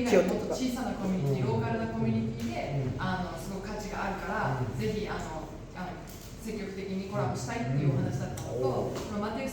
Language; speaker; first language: Japanese; native; Japanese